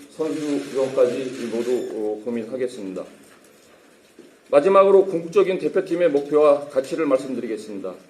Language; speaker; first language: Korean; native; Korean